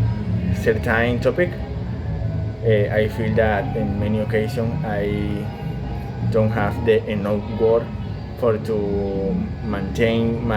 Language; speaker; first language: English; non-native, learner; Spanish